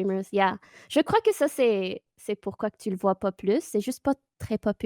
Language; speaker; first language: French; non-native, fluent; English